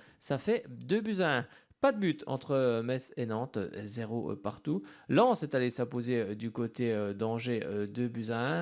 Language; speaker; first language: French; native; French